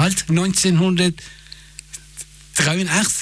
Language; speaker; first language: German; non-native, fluent; Persian